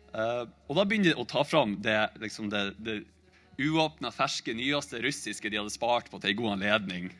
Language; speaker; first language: Norwegian; native; Norwegian